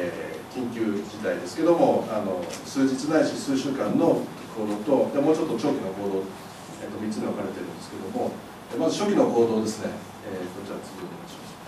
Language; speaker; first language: Japanese; native; Japanese